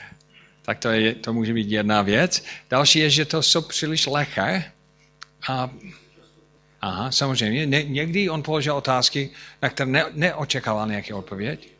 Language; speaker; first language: Czech; non-native, fluent; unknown